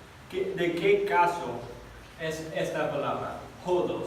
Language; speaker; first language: Spanish; non-native, fluent; English